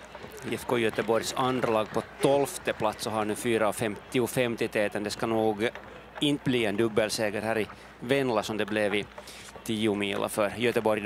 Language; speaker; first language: Swedish; native; Swedish